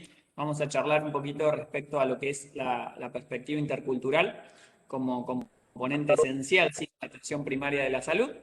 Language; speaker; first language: Spanish; native; Spanish